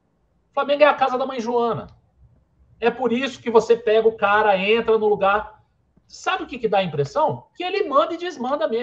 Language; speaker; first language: Portuguese; native; Portuguese